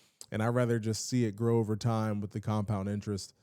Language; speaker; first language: English; native; English